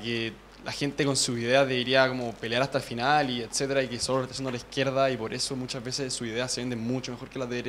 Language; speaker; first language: Spanish; native; Spanish